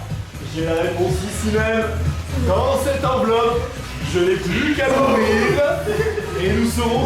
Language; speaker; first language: French; native; French